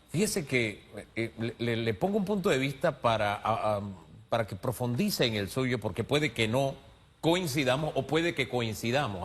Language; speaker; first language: Spanish; native; Spanish